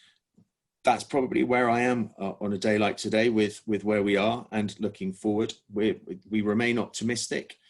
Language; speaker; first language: English; native; English